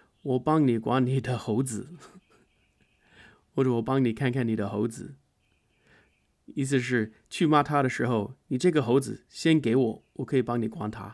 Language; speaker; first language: Chinese; non-native, fluent; English